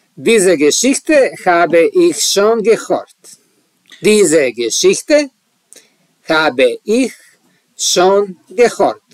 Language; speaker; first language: German; non-native, learner; Serbian